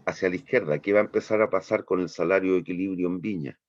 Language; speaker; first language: Spanish; native; Spanish